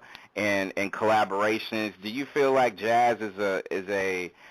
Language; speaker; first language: English; native; English